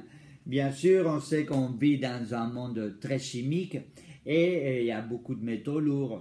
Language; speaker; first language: French; non-native, fluent; Spanish